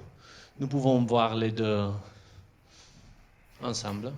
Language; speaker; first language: French; non-native, fluent; Catalan